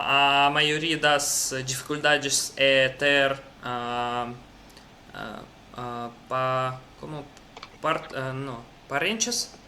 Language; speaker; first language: Portuguese; non-native, learner; Russian